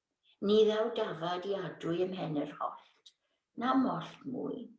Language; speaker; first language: Welsh; native; Welsh